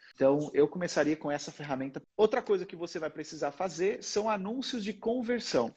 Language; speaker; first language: Portuguese; native; Portuguese